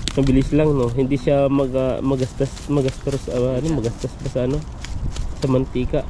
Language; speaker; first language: Filipino; native; Filipino